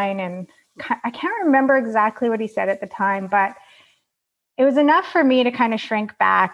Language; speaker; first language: English; native; English